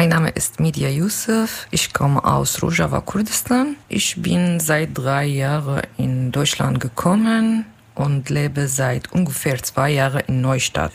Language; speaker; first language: German; non-native, learner; Kurdish